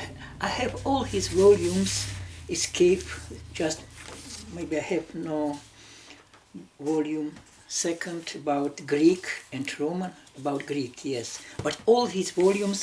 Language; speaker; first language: English; non-native, learner; Russian